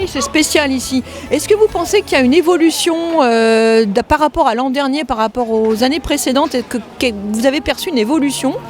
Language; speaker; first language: French; native; French